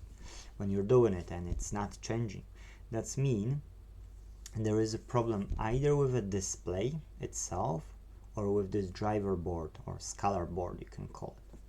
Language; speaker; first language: English; non-native, fluent; Polish